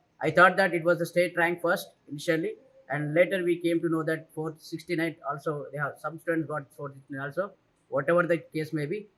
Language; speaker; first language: English; non-native, local second language; Telugu